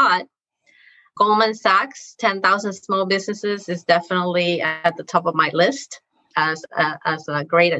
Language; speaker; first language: English; non-native, fluent; Spanish